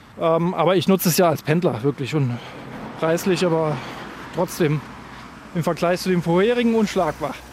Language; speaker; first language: German; native; German